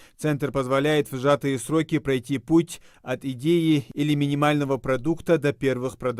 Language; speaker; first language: Russian; native; Russian